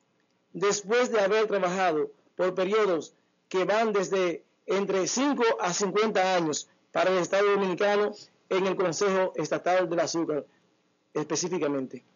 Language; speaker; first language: Spanish; native; Spanish